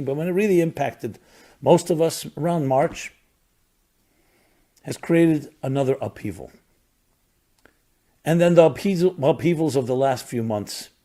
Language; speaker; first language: English; native; English